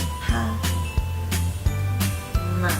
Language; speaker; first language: Korean; non-native, learner; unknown